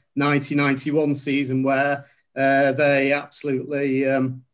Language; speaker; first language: English; native; English